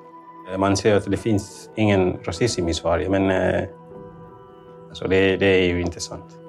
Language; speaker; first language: Swedish; non-native, fluent; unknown